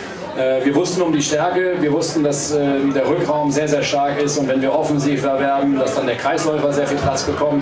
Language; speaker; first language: German; native; German